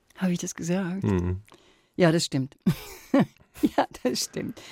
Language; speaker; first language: German; native; German